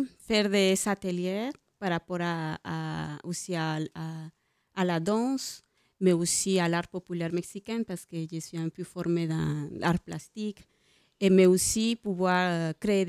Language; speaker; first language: French; non-native, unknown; Spanish